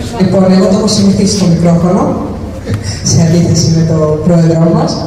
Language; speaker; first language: Greek; early bilingual, other home language; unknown